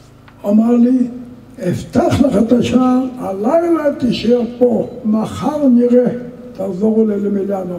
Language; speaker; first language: Hebrew; non-native, fluent; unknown